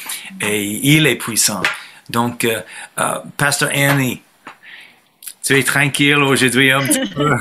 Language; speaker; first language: French; non-native, fluent; English